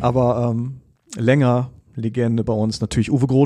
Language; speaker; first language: German; native; German